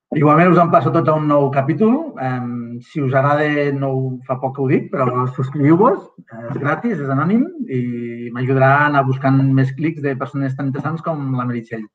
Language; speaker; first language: Catalan; native; Catalan